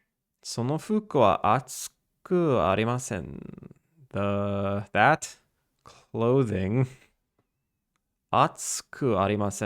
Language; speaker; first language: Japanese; non-native, learner; English